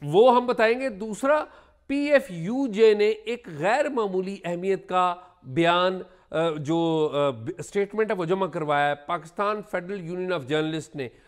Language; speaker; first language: Urdu; native; Urdu